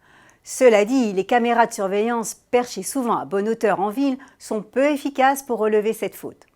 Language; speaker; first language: French; native; French